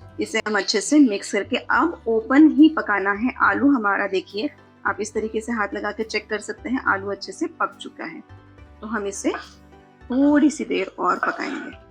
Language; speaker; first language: Hindi; non-native, local second language; Marathi